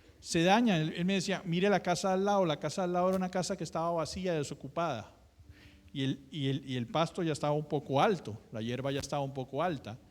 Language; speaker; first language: Spanish; native; Spanish